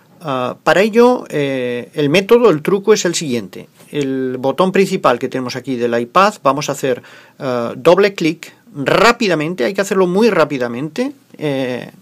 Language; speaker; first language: Spanish; native; Spanish